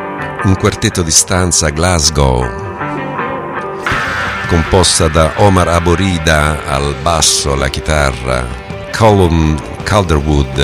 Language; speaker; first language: Italian; native; Italian